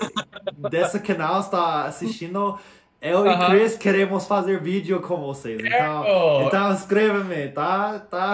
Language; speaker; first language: Portuguese; non-native, fluent; English